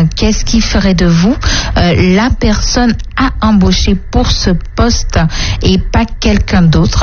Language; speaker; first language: French; native; French